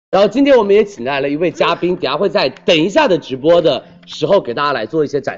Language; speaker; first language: Chinese; native; Chinese